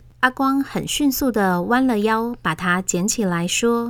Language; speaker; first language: Chinese; native; Chinese